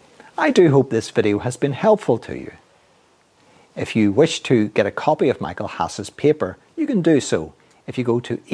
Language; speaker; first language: English; native; English